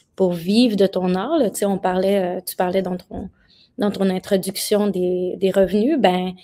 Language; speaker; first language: French; native; French